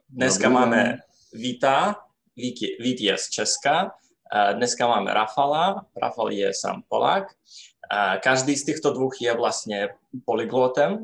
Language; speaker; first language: Czech; non-native, fluent; Rusyn